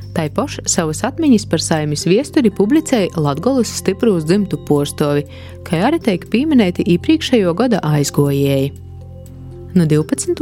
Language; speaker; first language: Latvian; native; Latvian